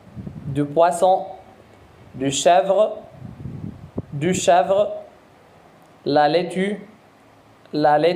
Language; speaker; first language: French; non-native, fluent; Arabic